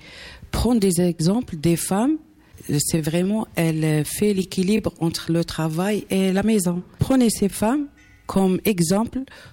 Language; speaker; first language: French; non-native, local second language; Arabic